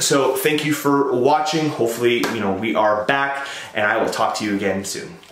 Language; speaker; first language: English; native; English